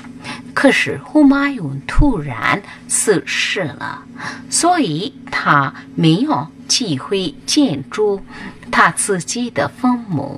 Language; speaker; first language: Chinese; non-native, fluent; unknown